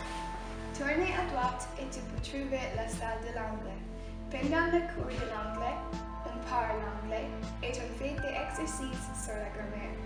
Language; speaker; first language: French; non-native, learner; English